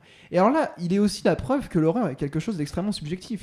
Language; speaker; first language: French; native; French